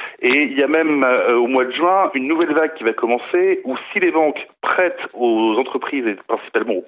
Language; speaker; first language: French; native; French